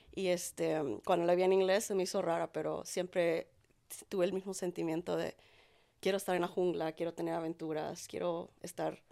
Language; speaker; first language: Spanish; early bilingual, heritage; Spanish